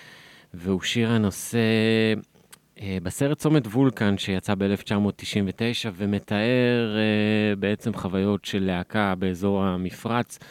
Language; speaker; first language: Hebrew; native; Hebrew